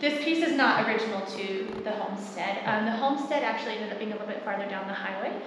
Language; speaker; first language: English; native; English